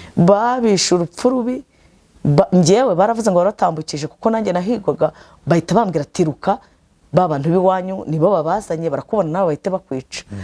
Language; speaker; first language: Kinyarwanda; native; Kinyarwanda